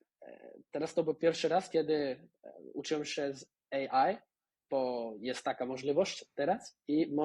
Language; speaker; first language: Polish; non-native, fluent; Spanish